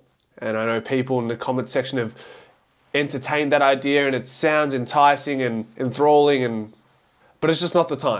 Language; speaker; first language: English; native; English